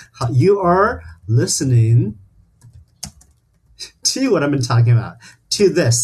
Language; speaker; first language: English; non-native, fluent; Chinese